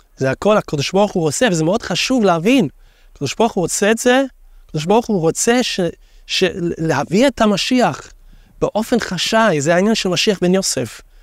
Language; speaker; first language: Hebrew; non-native, fluent; English